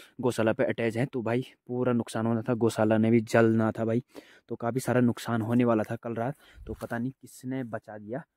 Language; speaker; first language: Hindi; non-native, local second language; Garhwali